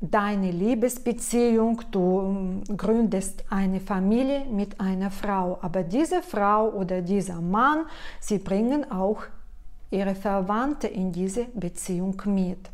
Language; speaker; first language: German; non-native, fluent; Russian